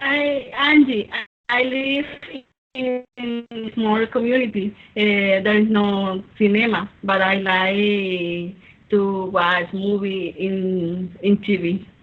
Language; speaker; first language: English; non-native, learner; Spanish